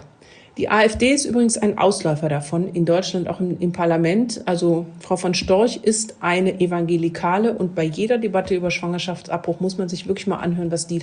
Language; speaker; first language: German; native; German